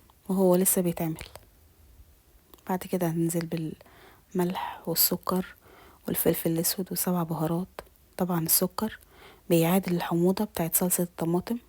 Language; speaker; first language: Arabic; native; Arabic